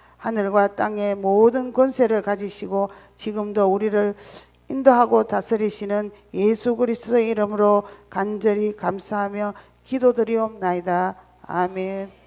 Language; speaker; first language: Korean; native; Korean